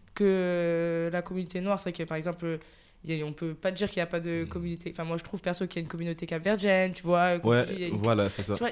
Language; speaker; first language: French; native; French